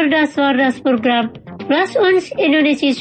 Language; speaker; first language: German; non-native, fluent; Indonesian